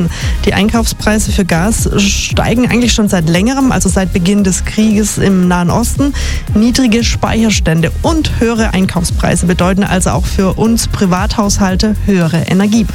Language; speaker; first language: German; native; German